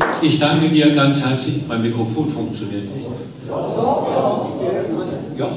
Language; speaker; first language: German; native; German